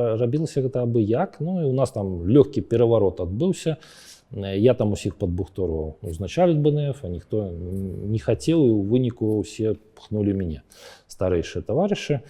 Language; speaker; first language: Belarusian; native; Belarusian